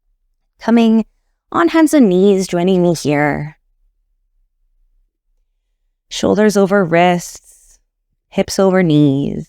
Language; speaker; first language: English; native; English